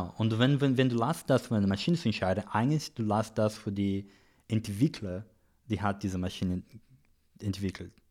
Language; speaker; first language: German; non-native, learner; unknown